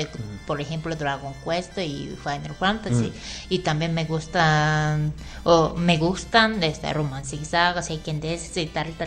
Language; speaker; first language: Spanish; non-native, fluent; Japanese